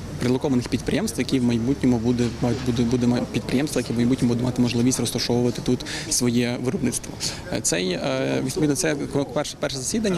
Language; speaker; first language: Ukrainian; native; Ukrainian